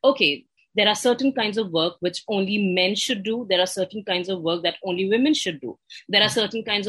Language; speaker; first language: English; non-native, local second language; Hindi